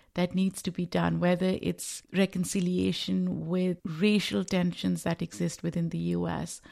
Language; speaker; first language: English; non-native, local second language; Urdu